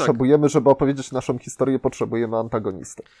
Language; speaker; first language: Polish; native; Polish